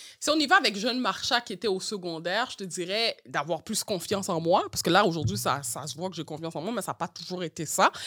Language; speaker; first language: French; early bilingual, other home language; Haitian Creole